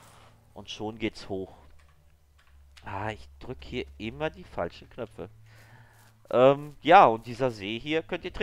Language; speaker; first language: German; native; German